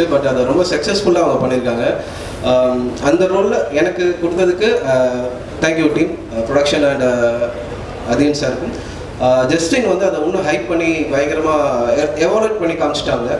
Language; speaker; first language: Tamil; native; Tamil